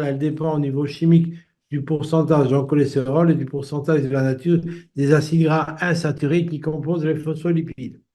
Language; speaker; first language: French; native; French